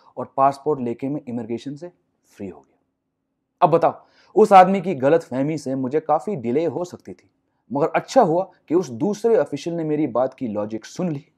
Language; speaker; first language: Hindi; non-native, local second language; English